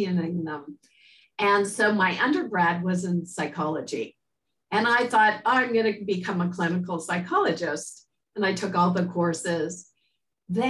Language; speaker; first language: English; native; English